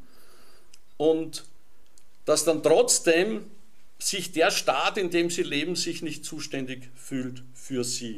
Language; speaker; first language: German; native; German